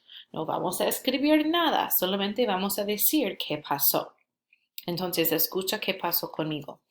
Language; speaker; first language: Spanish; non-native, fluent; English